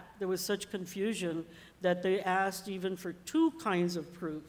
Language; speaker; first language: English; native; English